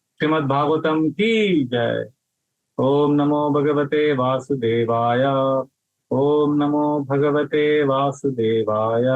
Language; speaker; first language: Hindi; non-native, local second language; Marathi